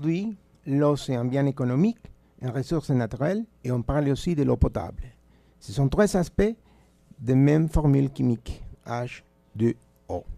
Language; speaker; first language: French; non-native, fluent; Spanish